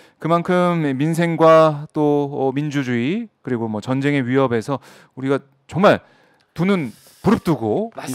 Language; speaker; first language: Korean; native; Korean